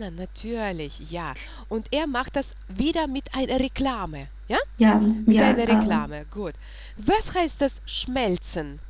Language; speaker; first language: German; non-native, fluent; Russian